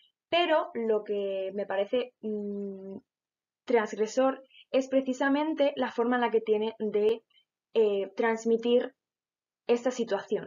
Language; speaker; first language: Spanish; native; Spanish